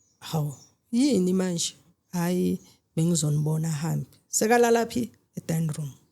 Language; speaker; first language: Zulu; native; Zulu